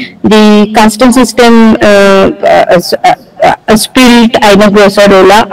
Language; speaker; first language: German; non-native, learner; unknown